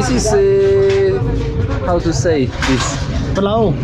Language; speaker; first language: English; non-native, learner; Polish